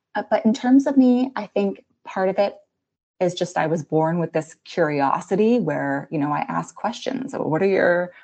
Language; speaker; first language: English; native; English